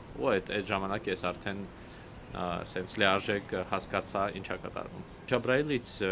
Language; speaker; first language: Armenian; early bilingual, heritage; Russian